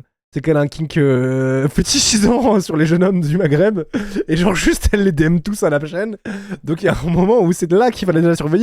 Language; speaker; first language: French; native; French